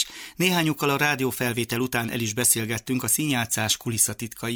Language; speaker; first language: Hungarian; native; Hungarian